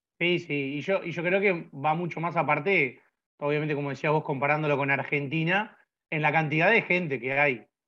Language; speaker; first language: Spanish; native; Spanish